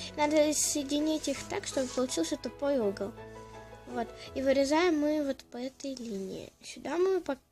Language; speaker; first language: Russian; native; Russian